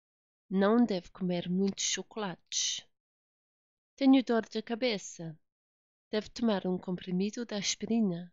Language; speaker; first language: Portuguese; non-native, fluent; English